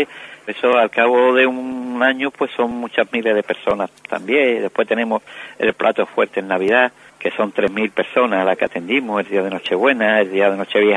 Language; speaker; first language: Spanish; native; Spanish